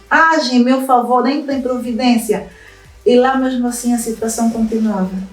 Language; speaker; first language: Portuguese; native; Portuguese